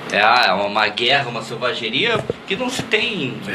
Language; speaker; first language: Portuguese; native; Portuguese